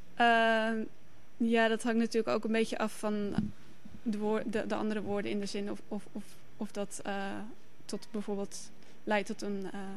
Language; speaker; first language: Dutch; native; Dutch